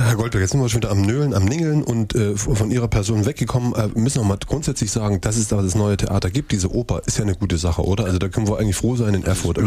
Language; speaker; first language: German; native; German